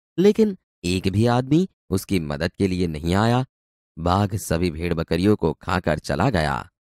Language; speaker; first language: Hindi; non-native, local second language; Gujarati